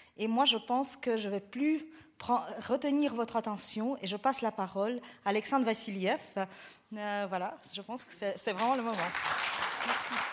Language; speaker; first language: French; non-native, fluent; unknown